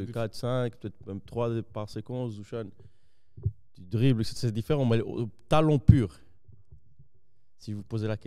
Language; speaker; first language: French; native; French